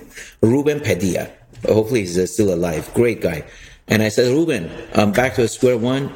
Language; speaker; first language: English; early bilingual, other home language; Persian